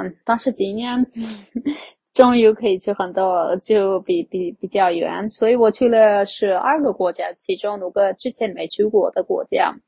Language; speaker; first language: Chinese; non-native, fluent; Armenian